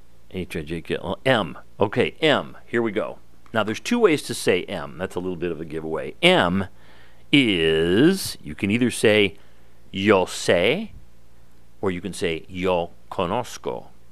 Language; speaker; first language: English; native; English